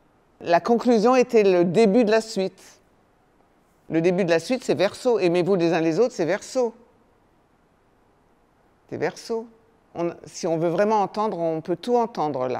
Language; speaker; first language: French; native; French